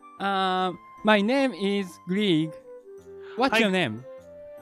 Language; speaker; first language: English; non-native, learner; Japanese